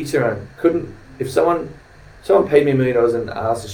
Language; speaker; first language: English; native; English